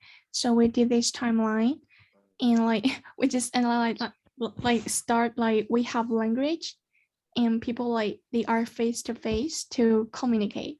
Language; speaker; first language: English; non-native, learner; Chinese